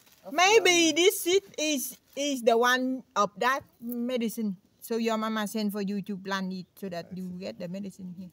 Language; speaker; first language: English; non-native, learner; Vietnamese